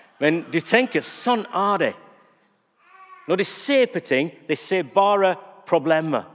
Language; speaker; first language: Norwegian; non-native, fluent; English